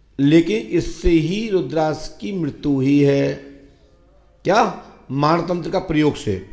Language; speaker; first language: Hindi; native; Hindi